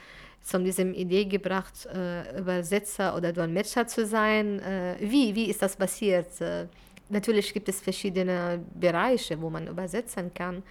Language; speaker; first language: German; non-native, fluent; Arabic